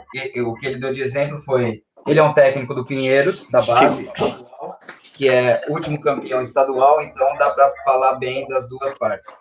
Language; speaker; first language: Portuguese; native; Portuguese